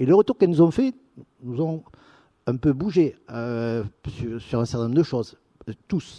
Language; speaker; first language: French; native; French